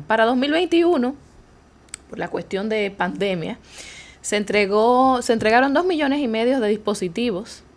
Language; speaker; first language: Spanish; native; Spanish